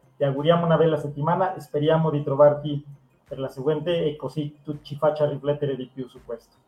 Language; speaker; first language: Italian; non-native, fluent; Spanish